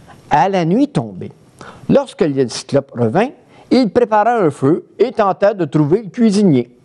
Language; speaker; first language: French; native; French